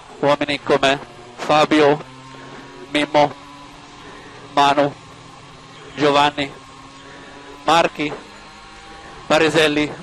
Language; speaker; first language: Italian; non-native, learner; German